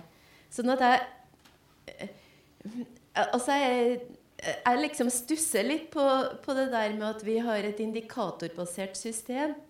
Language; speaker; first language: Norwegian; native; Norwegian